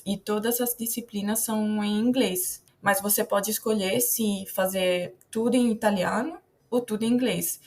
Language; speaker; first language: Portuguese; non-native, fluent; Italian